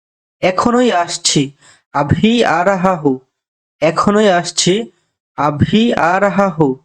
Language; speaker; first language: Hindi; non-native, local second language; Bangla